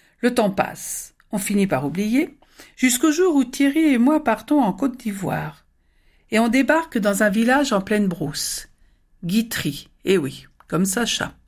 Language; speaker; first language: French; native; French